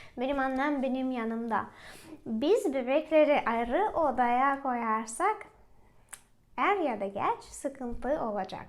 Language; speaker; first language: Turkish; non-native, fluent; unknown